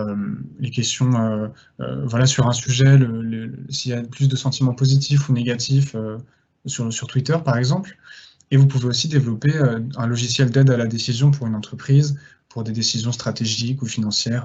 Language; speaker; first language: French; native; French